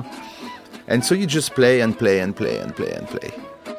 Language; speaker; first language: English; non-native, fluent; French